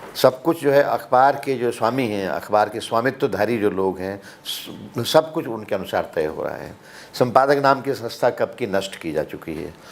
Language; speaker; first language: Hindi; native; Hindi